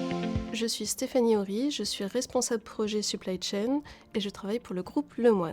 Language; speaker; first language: French; native; French